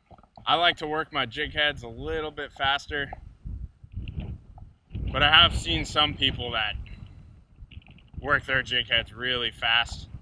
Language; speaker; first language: English; native; English